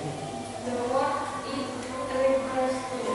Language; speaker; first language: English; non-native, learner; Indonesian